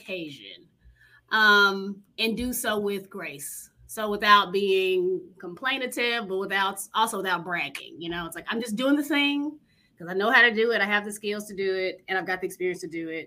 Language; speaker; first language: English; native; English